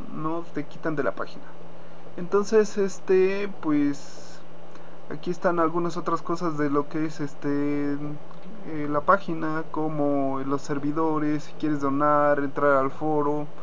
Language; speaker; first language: Spanish; native; Spanish